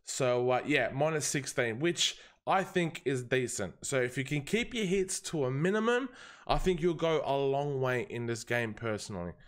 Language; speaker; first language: English; native; English